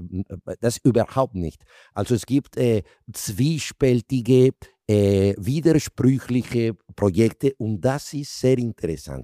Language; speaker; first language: German; non-native, fluent; Spanish